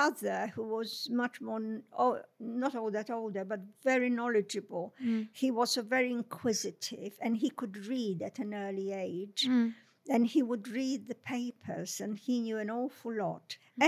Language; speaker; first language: English; non-native, fluent; Polish